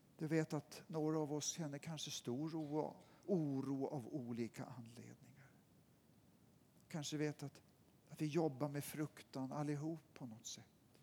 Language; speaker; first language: Swedish; native; Swedish